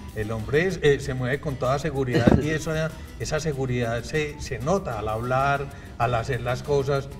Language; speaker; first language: Spanish; native; Spanish